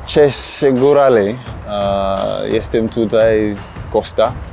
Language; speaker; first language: Polish; non-native, learner; Shona